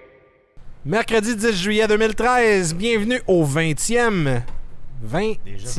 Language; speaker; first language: French; native; French